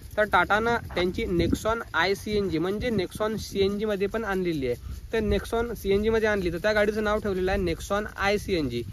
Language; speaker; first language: Marathi; native; Marathi